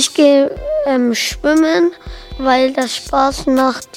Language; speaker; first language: German; non-native, local second language; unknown